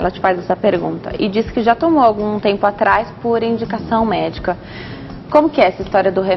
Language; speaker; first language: Portuguese; native; Portuguese